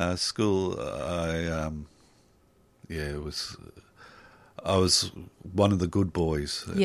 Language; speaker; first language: English; native; English